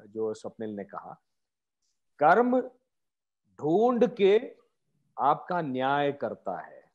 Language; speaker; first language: Hindi; non-native, local second language; Marathi